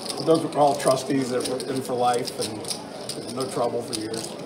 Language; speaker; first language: English; native; English